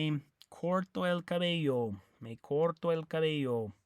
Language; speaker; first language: Spanish; non-native, fluent; English